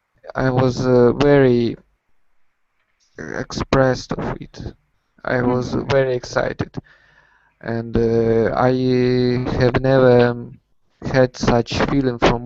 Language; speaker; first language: English; non-native, learner; Russian